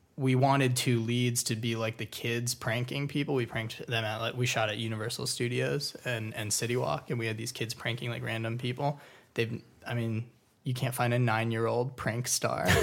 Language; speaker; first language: English; native; English